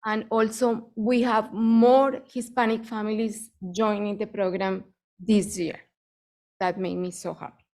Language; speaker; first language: English; non-native, fluent; Spanish